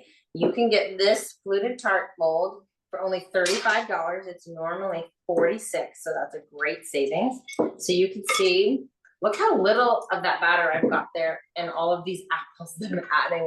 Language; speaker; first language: English; native; English